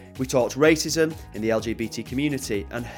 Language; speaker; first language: English; native; English